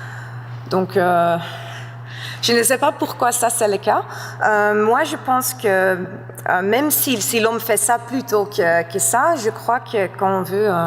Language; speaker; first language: French; non-native, fluent; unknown